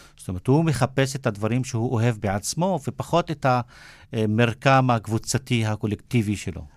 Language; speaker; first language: Hebrew; non-native, local second language; Arabic